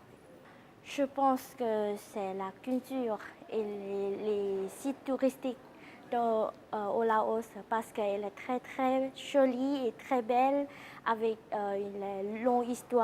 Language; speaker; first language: French; non-native, learner; Lao